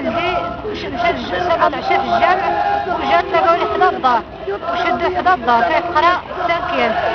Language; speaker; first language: Arabic; native; Arabic